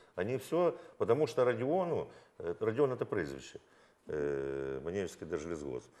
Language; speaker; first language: Russian; non-native, local second language; Ukrainian